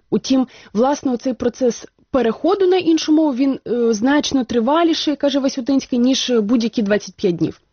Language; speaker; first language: Ukrainian; native; Ukrainian